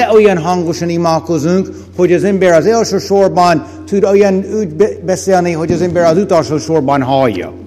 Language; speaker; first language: Hungarian; non-native, fluent; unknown